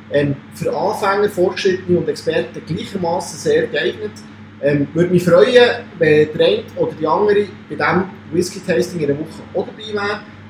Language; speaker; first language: German; native; German